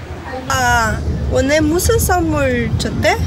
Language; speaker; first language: Korean; non-native, learner; Persian